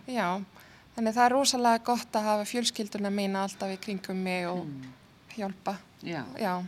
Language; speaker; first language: Icelandic; non-native, fluent; Arabic